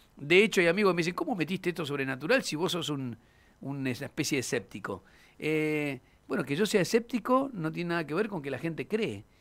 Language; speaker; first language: Spanish; native; Spanish